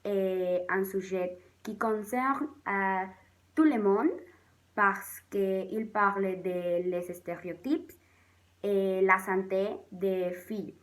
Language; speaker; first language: French; non-native, learner; Spanish